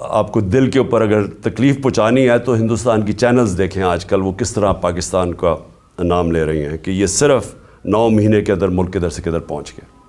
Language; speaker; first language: Urdu; native; Urdu